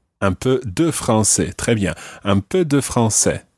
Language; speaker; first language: French; non-native, fluent; English